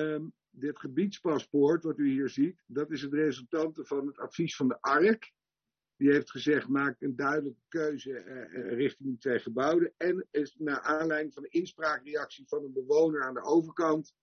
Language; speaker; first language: Dutch; native; Dutch